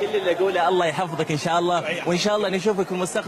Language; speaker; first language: Arabic; native; Arabic